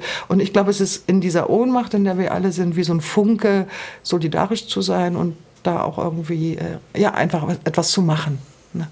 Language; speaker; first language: German; native; German